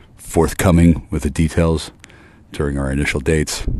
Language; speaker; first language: English; native; English